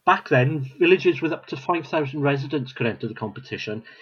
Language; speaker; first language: English; non-native, local second language; Welsh